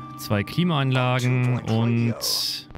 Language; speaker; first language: German; native; German